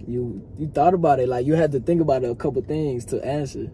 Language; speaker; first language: English; native; English